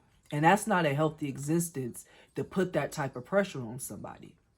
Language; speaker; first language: English; native; English